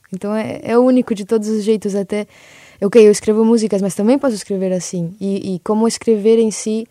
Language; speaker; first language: Portuguese; early bilingual, other home language; Spanish